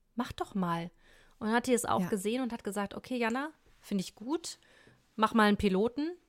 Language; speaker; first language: German; native; German